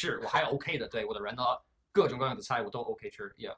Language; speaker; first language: Chinese; early bilingual, heritage; English